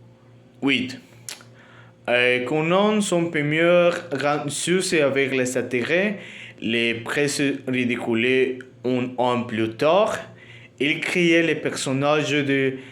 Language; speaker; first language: French; non-native, learner; Spanish